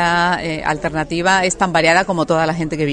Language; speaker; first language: Spanish; native; Spanish